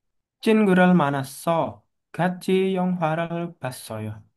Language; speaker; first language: Korean; non-native, learner; Indonesian